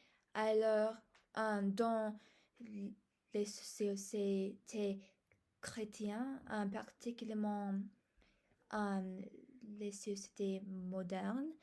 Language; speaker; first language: French; non-native, learner; English